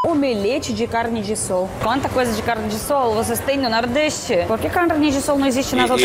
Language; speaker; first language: Portuguese; non-native, fluent; Russian